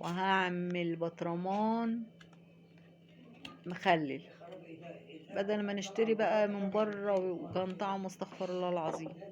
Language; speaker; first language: Arabic; native; Arabic